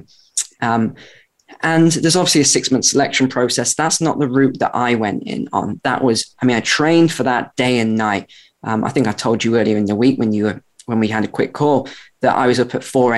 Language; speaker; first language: English; native; English